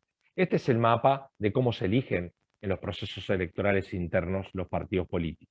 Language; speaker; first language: Spanish; native; Spanish